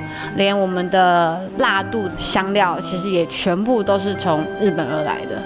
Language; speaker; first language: Chinese; native; Chinese